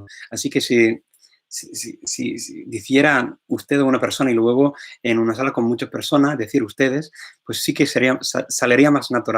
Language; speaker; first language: Spanish; non-native, fluent; English